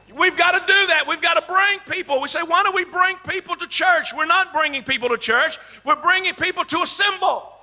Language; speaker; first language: English; native; English